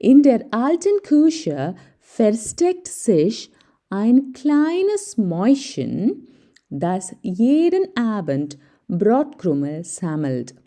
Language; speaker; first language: German; non-native, fluent; Malayalam